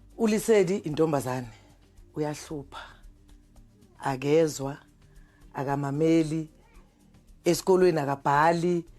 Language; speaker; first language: Zulu; native; Zulu